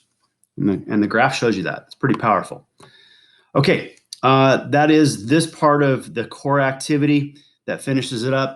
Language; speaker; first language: English; native; English